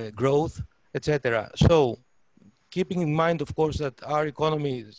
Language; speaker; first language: English; non-native, fluent; Greek